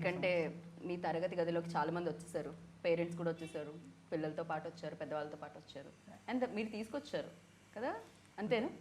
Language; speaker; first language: Telugu; native; Telugu